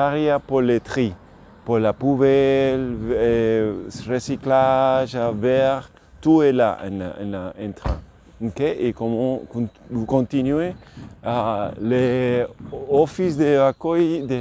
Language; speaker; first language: French; non-native, learner; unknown